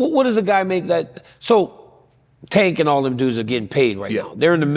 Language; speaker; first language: English; native; English